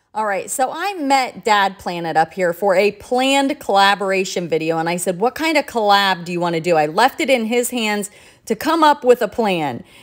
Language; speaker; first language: English; native; English